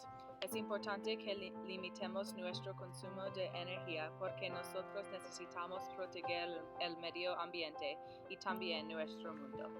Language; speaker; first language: Spanish; non-native, learner; English